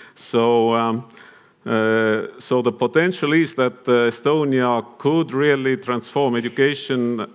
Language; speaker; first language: English; non-native, fluent; Estonian